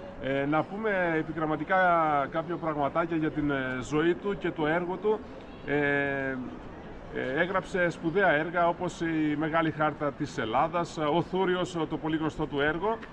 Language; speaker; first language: Greek; native; Greek